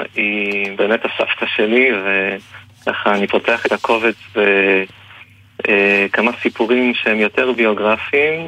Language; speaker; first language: Hebrew; native; Hebrew